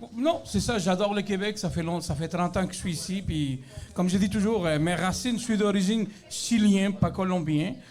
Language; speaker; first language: French; non-native, fluent; Spanish